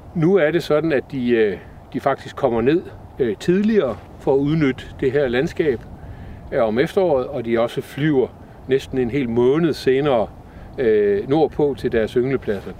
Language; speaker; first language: Danish; native; Danish